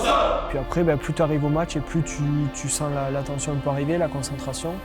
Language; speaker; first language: French; native; French